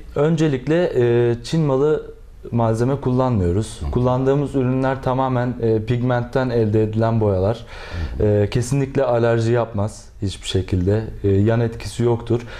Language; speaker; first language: Turkish; native; Turkish